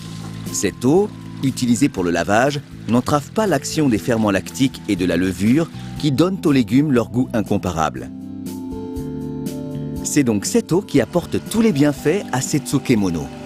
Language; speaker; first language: French; native; French